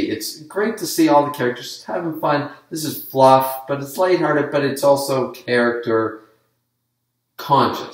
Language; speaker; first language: English; native; English